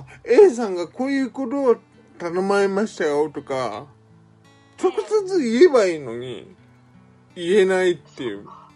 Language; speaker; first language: Japanese; native; Japanese